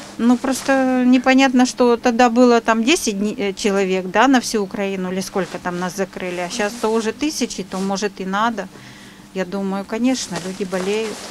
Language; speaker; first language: Russian; native; Russian